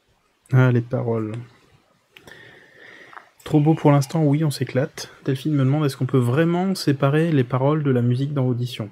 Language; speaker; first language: French; native; French